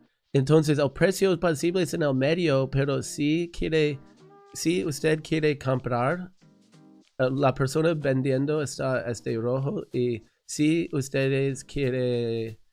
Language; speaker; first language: Spanish; non-native, learner; English